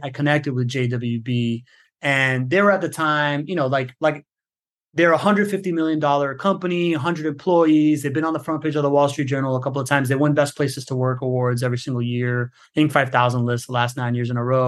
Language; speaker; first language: English; native; English